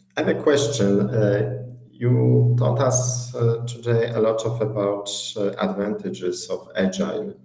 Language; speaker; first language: English; non-native, fluent; Polish